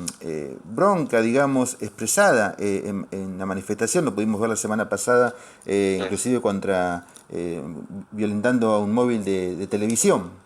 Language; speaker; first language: Spanish; native; Spanish